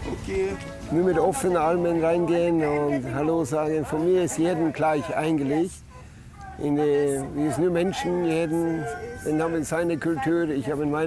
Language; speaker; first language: German; non-native, learner; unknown